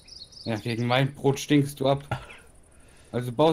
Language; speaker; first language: German; native; German